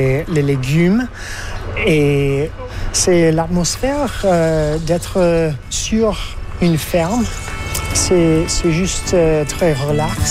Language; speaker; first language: French; non-native, learner; English